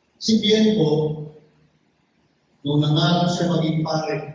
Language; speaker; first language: Filipino; native; Filipino